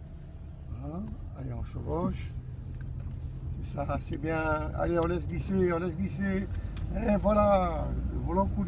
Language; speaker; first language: French; native; French